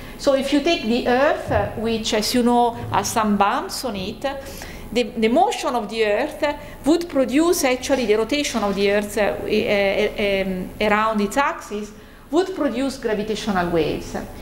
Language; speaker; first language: English; non-native, fluent; Italian